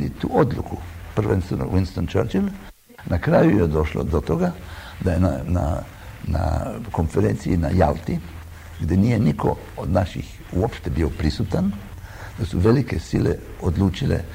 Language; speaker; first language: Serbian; early bilingual, heritage; Croatian